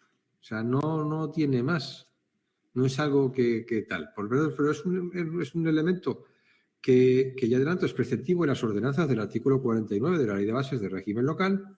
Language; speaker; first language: Spanish; native; Spanish